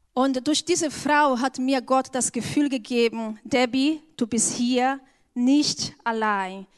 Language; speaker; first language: German; non-native, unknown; Portuguese